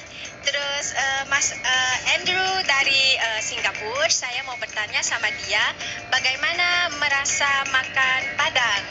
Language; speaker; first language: Indonesian; non-native, learner; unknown